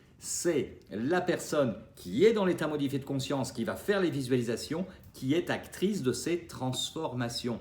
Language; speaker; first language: French; native; French